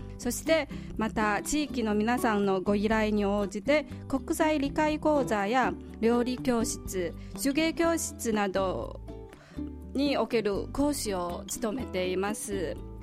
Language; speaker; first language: Japanese; non-native, fluent; Chinese